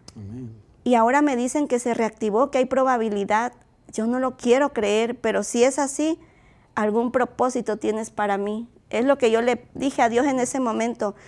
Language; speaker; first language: Spanish; native; Spanish